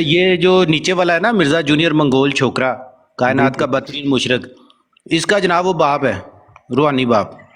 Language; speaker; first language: Urdu; non-native, local second language; Punjabi